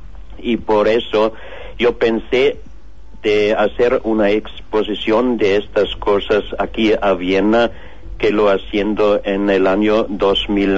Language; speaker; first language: Spanish; non-native, learner; German